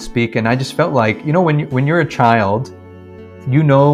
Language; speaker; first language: English; early bilingual, other home language; Malayalam